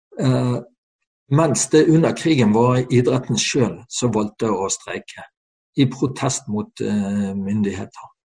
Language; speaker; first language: Norwegian; native; Norwegian